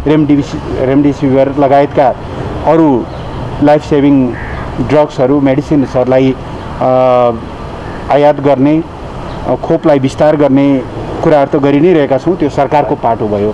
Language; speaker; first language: Nepali; native; Nepali